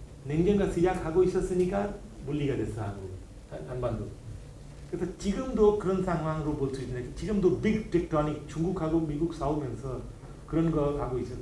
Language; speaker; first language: Korean; non-native, learner; Hindi